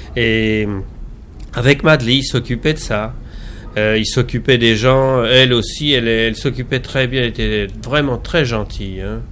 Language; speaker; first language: French; native; French